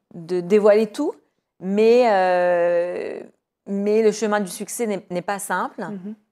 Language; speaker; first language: French; native; French